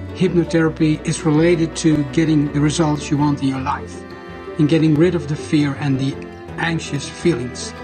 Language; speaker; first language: English; non-native, fluent; Dutch